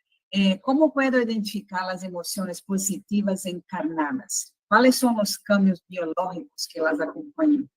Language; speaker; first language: Spanish; non-native, fluent; Portuguese